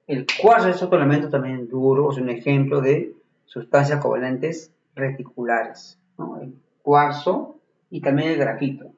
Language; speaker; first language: Spanish; native; Spanish